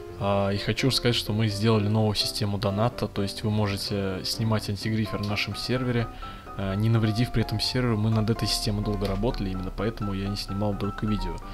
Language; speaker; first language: Russian; native; Russian